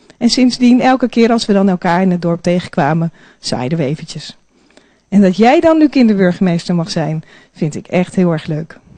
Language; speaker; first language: Dutch; native; Dutch